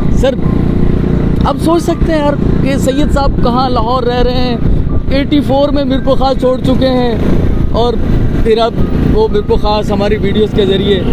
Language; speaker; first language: Urdu; native; Urdu